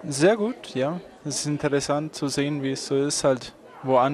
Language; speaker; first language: German; non-native, fluent; Spanish